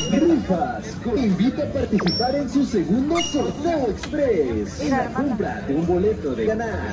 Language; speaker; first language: Spanish; native; Spanish